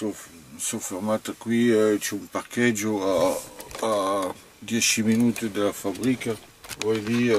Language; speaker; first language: Italian; non-native, fluent; French